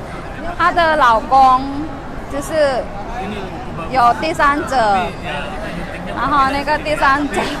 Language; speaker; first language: Chinese; non-native, fluent; Indonesian